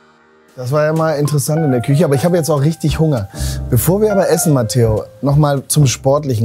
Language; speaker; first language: German; native; German